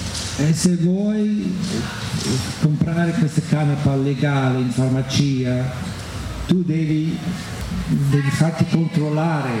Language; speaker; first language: Italian; non-native, fluent; German